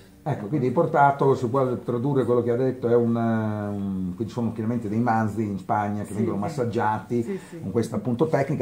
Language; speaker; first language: Italian; native; Italian